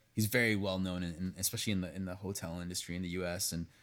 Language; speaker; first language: English; early bilingual, other home language; Spanish